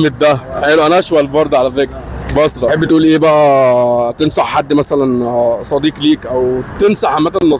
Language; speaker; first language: Arabic; native; Arabic